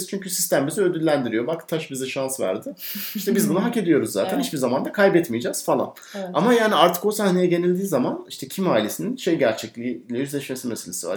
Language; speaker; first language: Turkish; native; Turkish